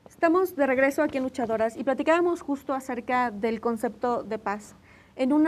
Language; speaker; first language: Spanish; native; Spanish